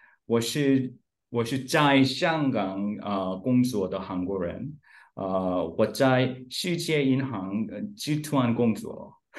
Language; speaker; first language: Chinese; non-native, learner; Korean